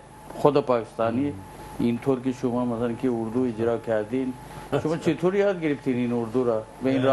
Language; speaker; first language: Persian; non-native, fluent; Urdu